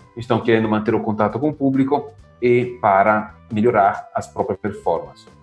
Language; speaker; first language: Portuguese; non-native, fluent; Italian